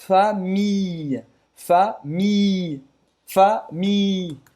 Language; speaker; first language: French; non-native, fluent; Portuguese